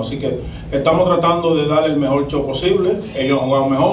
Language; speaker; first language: Spanish; native; Spanish